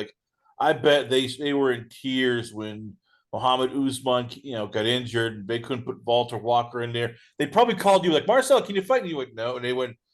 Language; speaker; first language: English; native; English